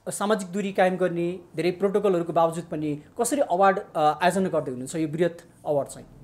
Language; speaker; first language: Nepali; native; Nepali